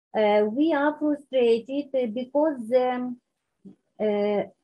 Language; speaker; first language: English; non-native, learner; Ukrainian